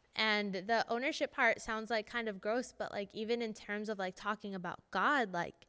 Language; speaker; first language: English; early bilingual, other home language; Spanish